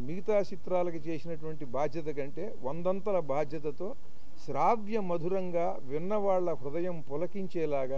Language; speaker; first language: Telugu; native; Telugu